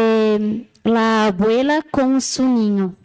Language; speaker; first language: Spanish; non-native, learner; Portuguese